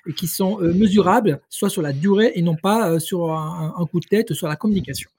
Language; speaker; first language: French; non-native, local second language; Arabic